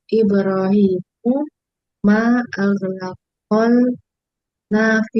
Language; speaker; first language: Arabic; non-native, learner; Indonesian